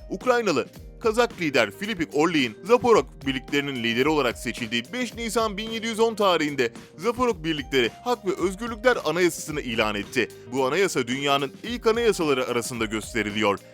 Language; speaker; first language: Turkish; native; Turkish